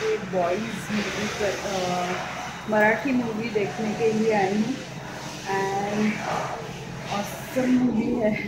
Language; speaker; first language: Hindi; non-native, local second language; Marathi